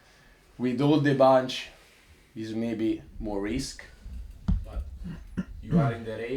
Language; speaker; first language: English; non-native, learner; Italian